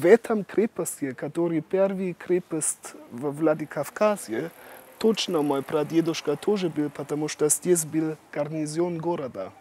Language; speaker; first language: Russian; non-native, learner; German